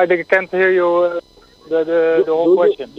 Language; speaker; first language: English; non-native, fluent; Dutch